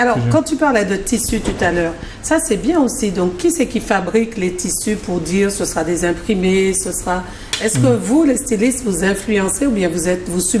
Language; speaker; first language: French; native; French